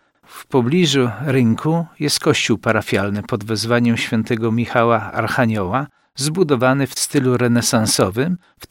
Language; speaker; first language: Polish; native; Polish